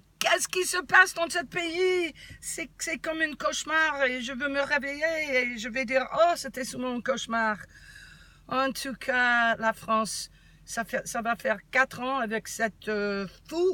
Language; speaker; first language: French; non-native, learner; English